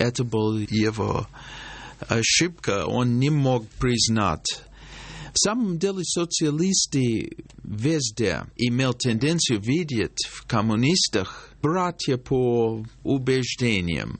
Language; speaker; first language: Russian; non-native, fluent; English